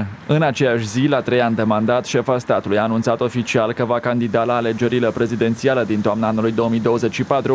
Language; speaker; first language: Romanian; native; Romanian